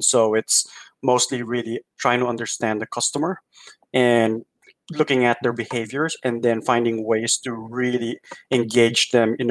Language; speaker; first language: English; non-native, local second language; Filipino